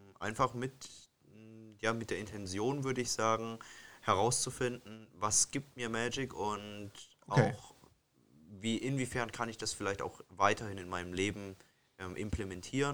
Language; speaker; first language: German; native; German